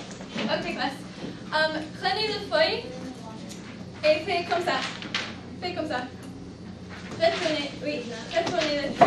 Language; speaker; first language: French; non-native, fluent; English